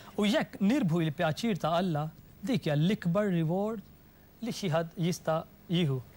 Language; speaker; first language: Maltese; non-native, fluent; Urdu